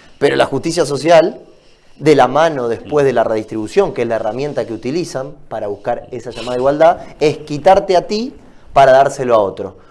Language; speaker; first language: Spanish; native; Spanish